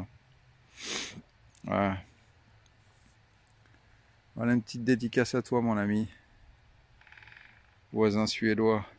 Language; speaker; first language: French; native; French